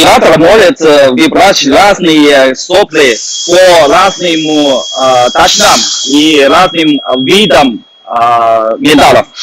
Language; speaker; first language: Russian; non-native, fluent; Chinese